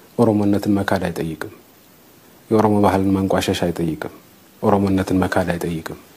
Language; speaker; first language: Amharic; non-native, local second language; Tigrinya